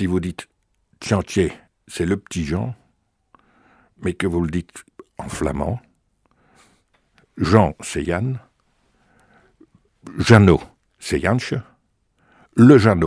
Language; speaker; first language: French; native; French